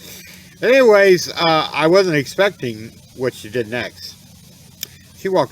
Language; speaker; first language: English; native; English